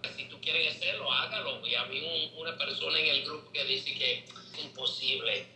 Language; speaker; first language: Spanish; non-native, learner; English